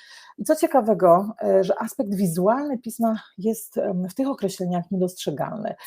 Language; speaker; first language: Polish; native; Polish